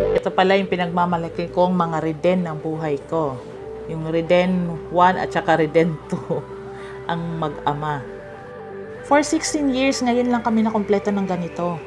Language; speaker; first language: Filipino; non-native, local second language; Cebuano